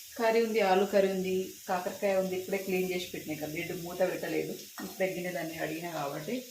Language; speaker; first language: Telugu; native; Telugu